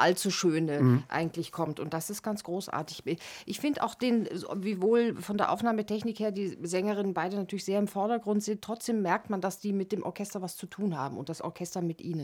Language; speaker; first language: German; native; German